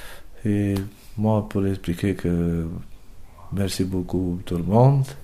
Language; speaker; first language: French; non-native, learner; Romanian